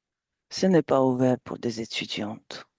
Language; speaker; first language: French; non-native, fluent; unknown